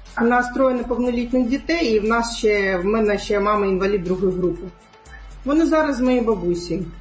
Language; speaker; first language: Ukrainian; non-native, local second language; Crimean Tatar